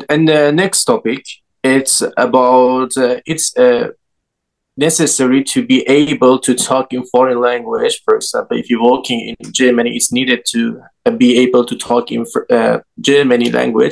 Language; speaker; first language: English; non-native, learner; Persian